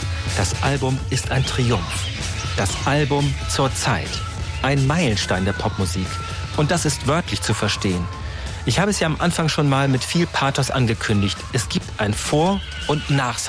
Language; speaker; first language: German; native; German